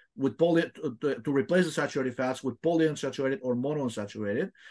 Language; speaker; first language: English; non-native, fluent; Bulgarian